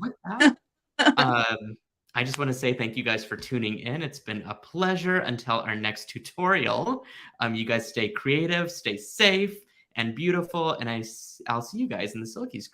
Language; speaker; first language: English; native; English